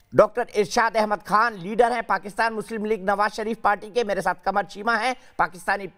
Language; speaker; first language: Hindi; native; Hindi